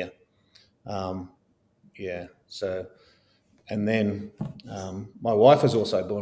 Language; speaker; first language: English; native; English